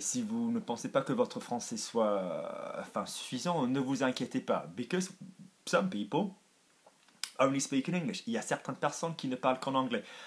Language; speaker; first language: French; non-native, fluent; English